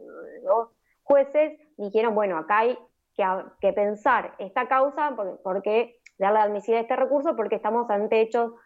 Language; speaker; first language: Spanish; native; Spanish